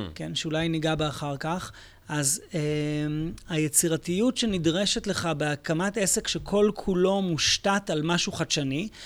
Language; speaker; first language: Hebrew; native; Hebrew